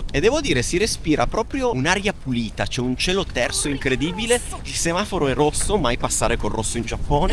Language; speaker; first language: Italian; native; Italian